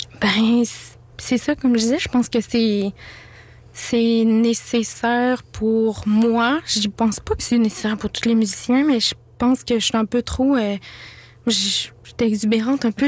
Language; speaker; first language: French; native; French